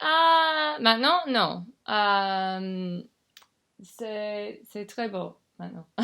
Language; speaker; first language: French; non-native, learner; English